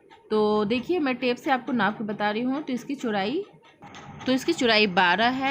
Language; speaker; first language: Hindi; native; Hindi